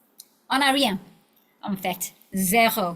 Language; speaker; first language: French; non-native, learner; English